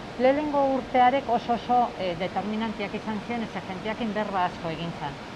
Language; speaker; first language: Basque; native; Basque